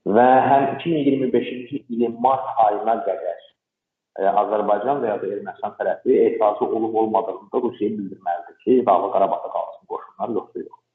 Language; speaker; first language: Azerbaijani; non-native, local second language; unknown